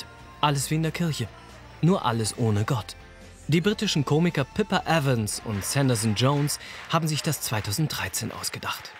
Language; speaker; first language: German; native; German